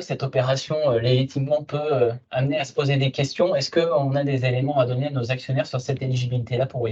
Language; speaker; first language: French; native; French